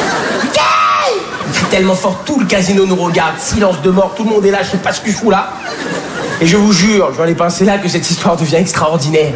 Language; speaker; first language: French; native; French